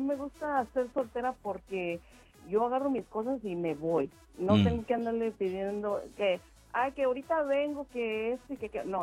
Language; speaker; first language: Spanish; early bilingual, heritage; Spanish